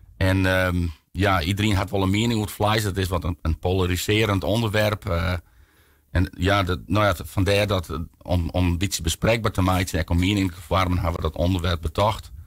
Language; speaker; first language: Dutch; non-native, local second language; Western Frisian